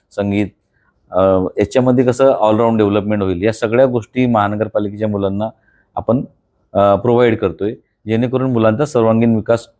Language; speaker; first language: Marathi; non-native, local second language; Bhili